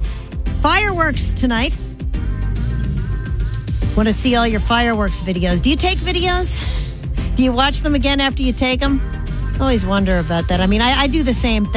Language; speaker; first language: English; native; English